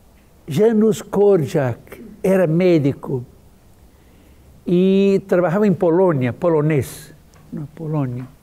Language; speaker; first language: Spanish; non-native, fluent; Portuguese